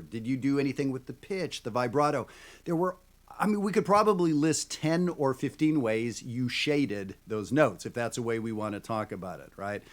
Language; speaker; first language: English; native; English